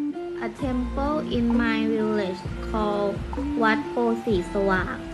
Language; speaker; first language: English; non-native, learner; Thai